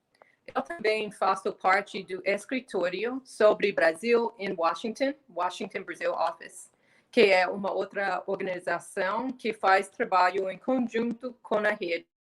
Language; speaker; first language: Portuguese; non-native, fluent; English